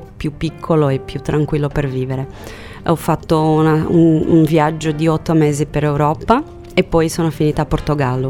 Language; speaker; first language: Italian; non-native, fluent; Portuguese